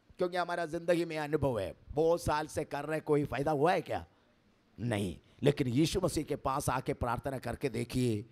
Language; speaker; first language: Hindi; non-native, local second language; Malayalam